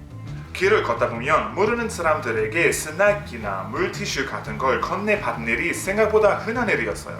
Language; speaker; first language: Korean; non-native, fluent; English